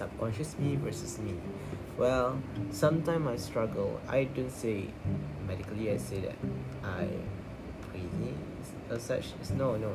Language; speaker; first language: English; non-native, local second language; Malay